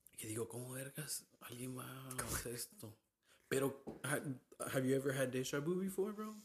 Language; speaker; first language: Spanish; early bilingual, heritage; Spanish